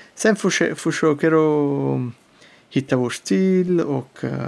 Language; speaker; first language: Swedish; non-native, fluent; Italian